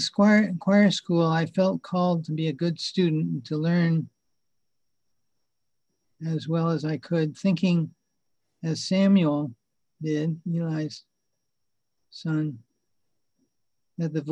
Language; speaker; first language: English; native; English